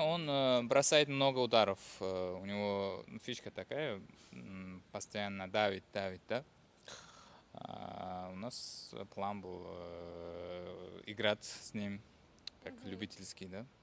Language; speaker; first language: Russian; non-native, fluent; Uzbek